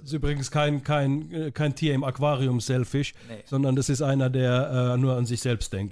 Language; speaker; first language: German; native; German